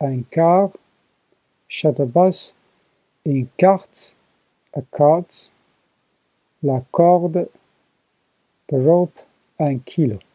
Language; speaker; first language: French; non-native, learner; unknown